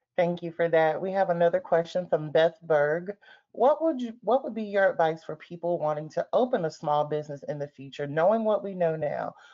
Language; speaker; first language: English; native; English